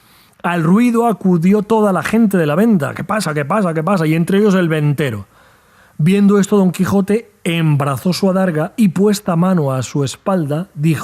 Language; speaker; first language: Spanish; native; Spanish